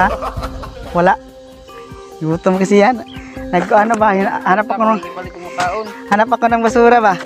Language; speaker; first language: Filipino; non-native, local second language; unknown